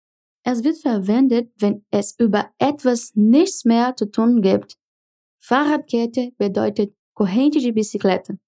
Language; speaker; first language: German; non-native, fluent; Portuguese